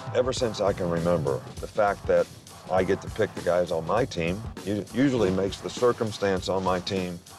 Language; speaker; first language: English; native; English